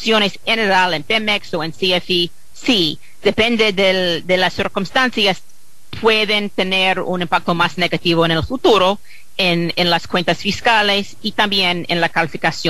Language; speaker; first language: Spanish; non-native, fluent; English